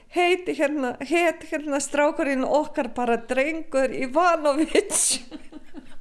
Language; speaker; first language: Icelandic; non-native, learner; Slovenian